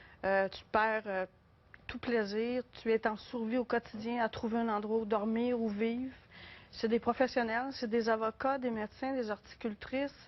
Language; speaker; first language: French; native; French